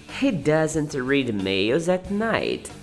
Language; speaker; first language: English; non-native, fluent; Portuguese